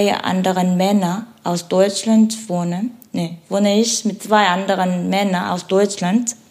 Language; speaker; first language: German; non-native, fluent; Korean